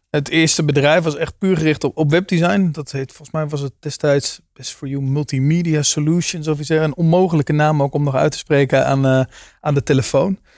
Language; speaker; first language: Dutch; native; Dutch